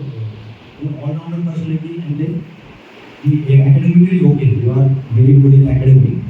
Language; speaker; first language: Telugu; non-native, learner; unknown